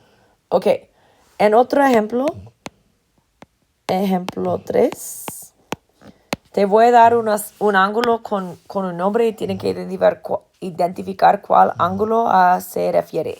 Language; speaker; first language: Spanish; non-native, fluent; English